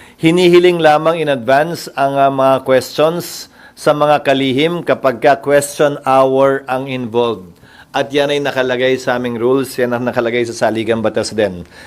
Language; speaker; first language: Filipino; native; Filipino